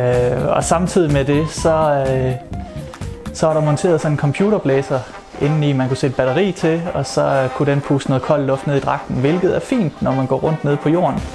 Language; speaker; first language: Danish; native; Danish